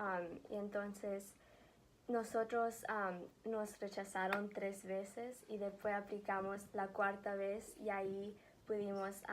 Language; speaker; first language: Spanish; early bilingual, heritage; Spanish